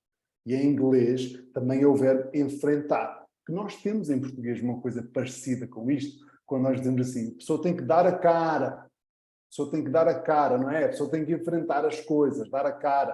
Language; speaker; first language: Portuguese; early bilingual, heritage; Portuguese